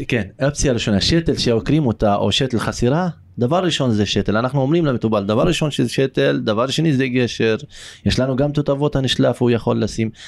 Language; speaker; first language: Hebrew; non-native, local second language; Arabic